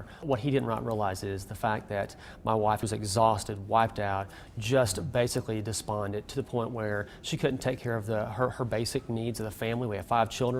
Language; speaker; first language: English; native; English